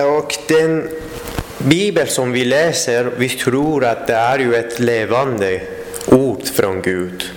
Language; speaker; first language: Swedish; non-native, fluent; Persian